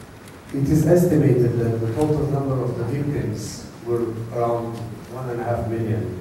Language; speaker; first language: English; non-native, fluent; Armenian